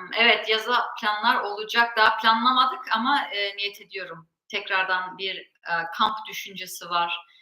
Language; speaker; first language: Turkish; early bilingual, heritage; Turkish